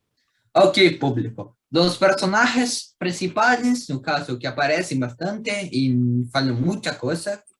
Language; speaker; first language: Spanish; non-native, learner; Portuguese